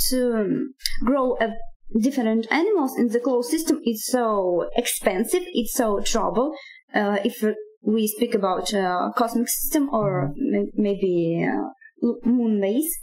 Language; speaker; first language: English; non-native, learner; Russian